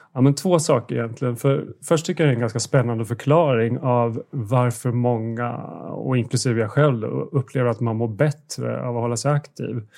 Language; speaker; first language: Swedish; native; Swedish